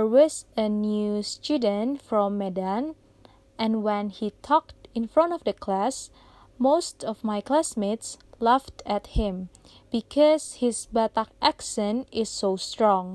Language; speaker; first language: English; non-native, fluent; Indonesian